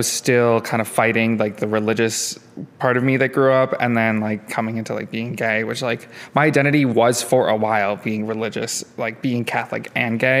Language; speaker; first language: English; native; English